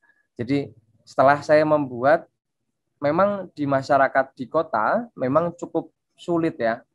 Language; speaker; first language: Indonesian; native; Indonesian